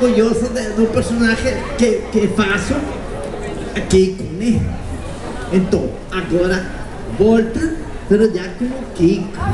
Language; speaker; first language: Portuguese; non-native, learner; Spanish